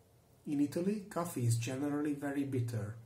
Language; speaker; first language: English; non-native, fluent; Hungarian